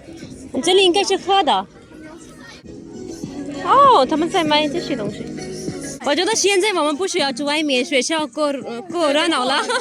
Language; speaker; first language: Chinese; non-native, fluent; Urdu